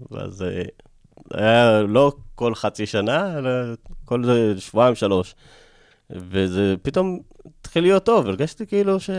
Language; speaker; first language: Hebrew; early bilingual, other home language; Amharic